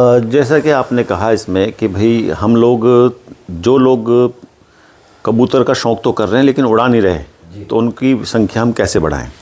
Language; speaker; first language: Hindi; native; Hindi